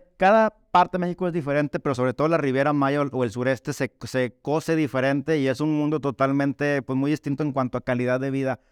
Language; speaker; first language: Spanish; native; Spanish